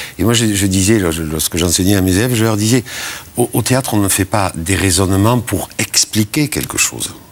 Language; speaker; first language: French; native; French